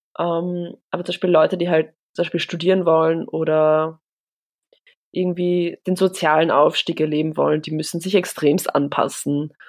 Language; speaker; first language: German; early bilingual, other home language; Polish